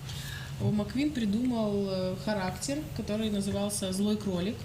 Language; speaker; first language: Russian; native; Russian